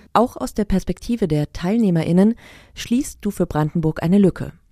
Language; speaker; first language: German; native; German